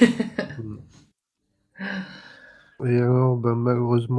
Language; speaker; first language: French; native; French